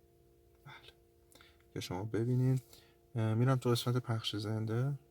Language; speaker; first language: Persian; native; Persian